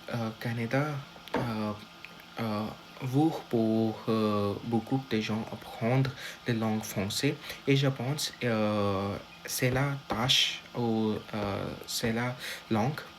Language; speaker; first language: French; non-native, learner; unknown